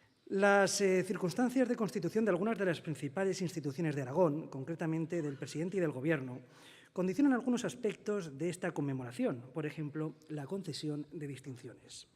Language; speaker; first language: Spanish; native; Spanish